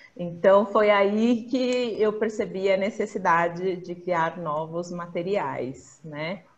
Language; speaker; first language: Portuguese; native; Portuguese